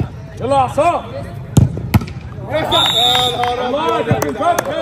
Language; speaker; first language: Arabic; native; Arabic